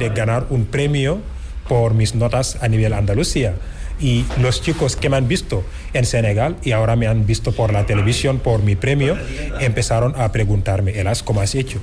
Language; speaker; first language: Spanish; non-native, fluent; Wolof